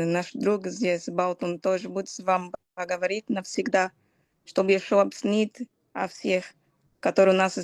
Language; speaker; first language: Russian; non-native, learner; Portuguese